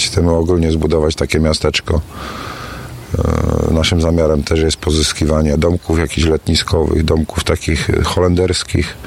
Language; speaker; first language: Polish; native; Polish